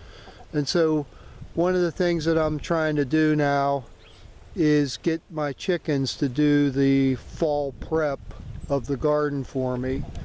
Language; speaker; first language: English; native; English